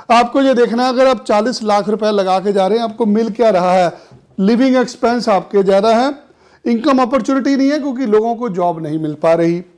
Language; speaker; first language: Hindi; non-native, local second language; Punjabi